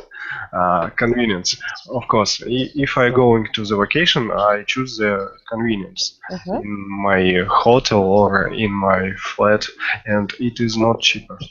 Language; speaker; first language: English; non-native, learner; Russian